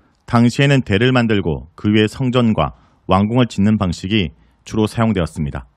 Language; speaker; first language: Korean; native; Korean